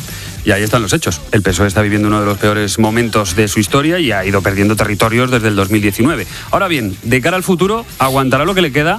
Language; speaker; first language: Spanish; native; Spanish